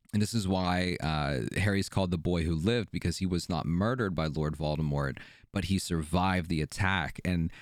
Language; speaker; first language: English; native; English